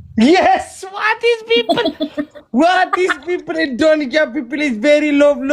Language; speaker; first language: English; non-native, learner; Oromo